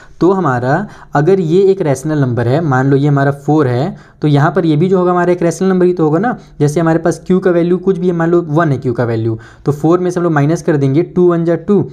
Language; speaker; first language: Hindi; native; Hindi